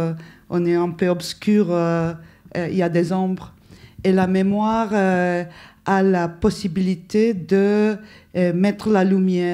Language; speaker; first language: French; non-native, fluent; Spanish